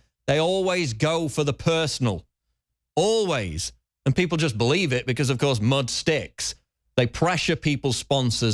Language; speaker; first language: English; native; English